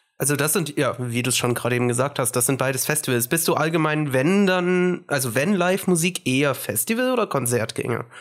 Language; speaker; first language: German; early bilingual, other home language; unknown